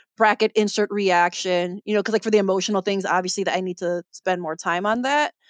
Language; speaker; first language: English; native; English